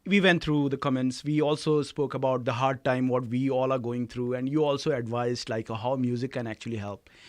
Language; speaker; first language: English; non-native, local second language; Hindi